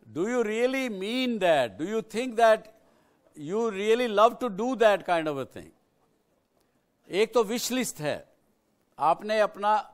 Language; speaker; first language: Hindi; native; Hindi